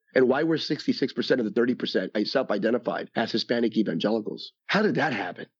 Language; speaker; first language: English; early bilingual, other home language; Spanish